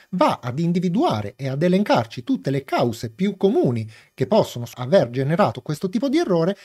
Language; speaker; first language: Italian; native; Italian